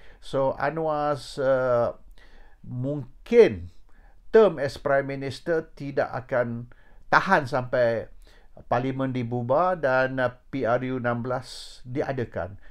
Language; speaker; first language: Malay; native; Malay